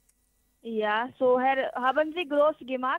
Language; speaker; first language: German; non-native, learner; Hindi